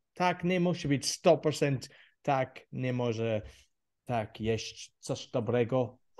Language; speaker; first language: Polish; non-native, learner; English